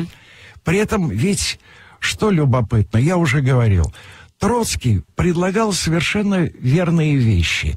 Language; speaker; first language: Russian; native; Russian